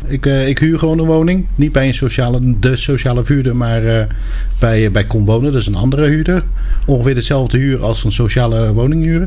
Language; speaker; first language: Dutch; native; Dutch